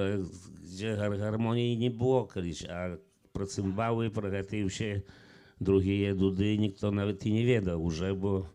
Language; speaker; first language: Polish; non-native, local second language; Belarusian